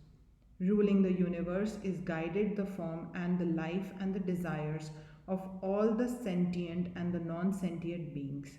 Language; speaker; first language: English; non-native, local second language; Hindi